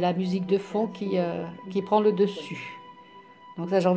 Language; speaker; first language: French; native; French